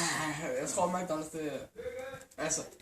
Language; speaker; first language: Danish; native; Danish